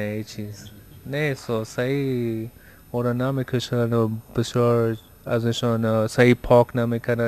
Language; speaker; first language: Persian; early bilingual, heritage; Persian